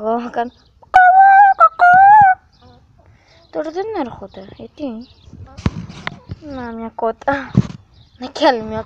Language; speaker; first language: Greek; early bilingual, other home language; Bulgarian